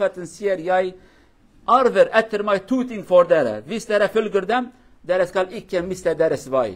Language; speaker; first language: Norwegian; non-native, fluent; Kurdish